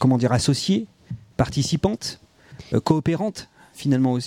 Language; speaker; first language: French; native; French